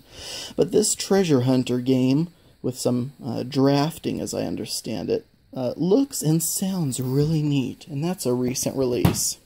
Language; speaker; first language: English; native; English